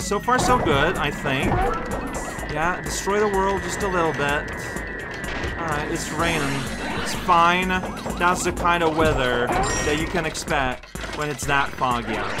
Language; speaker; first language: English; native; English